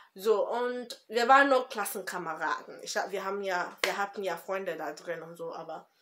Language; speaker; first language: German; non-native, learner; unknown